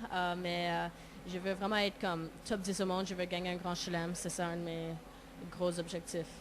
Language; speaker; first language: French; non-native, local second language; English